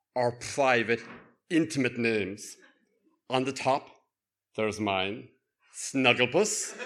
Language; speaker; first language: English; native; English